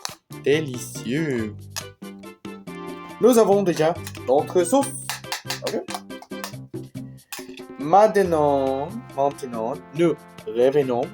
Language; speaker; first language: French; non-native, learner; Spanish